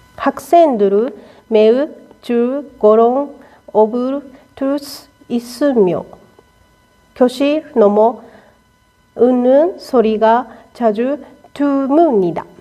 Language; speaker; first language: Korean; non-native, learner; Japanese